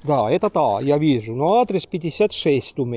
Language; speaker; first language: Russian; non-native, local second language; Estonian